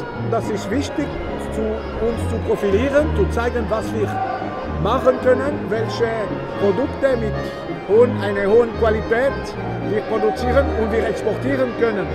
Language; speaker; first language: German; non-native, local second language; French